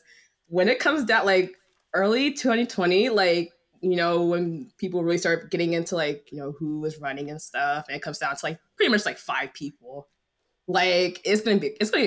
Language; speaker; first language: English; native; English